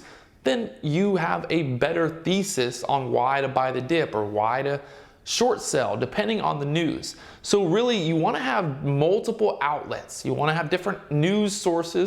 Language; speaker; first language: English; native; English